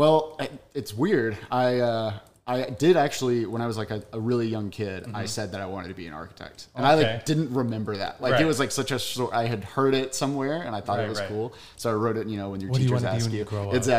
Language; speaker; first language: English; native; English